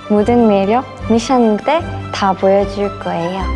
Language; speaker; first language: Korean; non-native, fluent; Thai